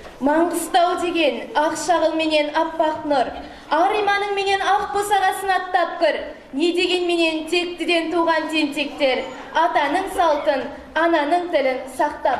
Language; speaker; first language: Kazakh; native; Kazakh